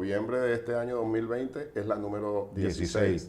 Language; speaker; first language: Spanish; native; Spanish